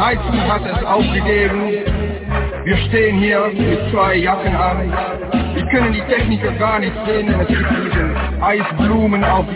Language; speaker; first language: German; non-native, learner; Dutch